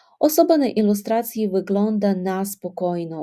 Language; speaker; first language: Polish; non-native, fluent; Ukrainian